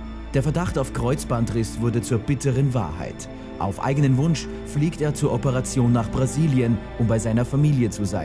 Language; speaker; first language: German; native; German